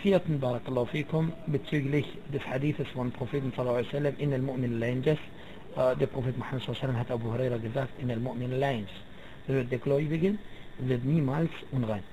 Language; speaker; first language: German; non-native, fluent; Arabic